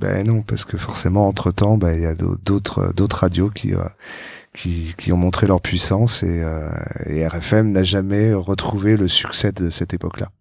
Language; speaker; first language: French; native; French